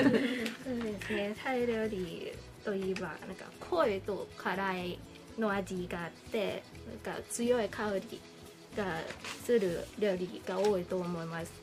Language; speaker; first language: Japanese; non-native, learner; Thai